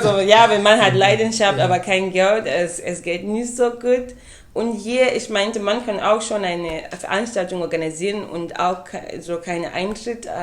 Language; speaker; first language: German; non-native, fluent; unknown